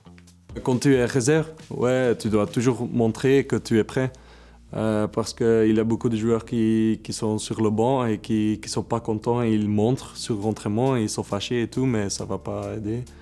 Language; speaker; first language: French; non-native, local second language; Dutch